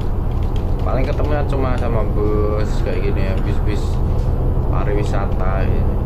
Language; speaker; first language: Indonesian; native; Indonesian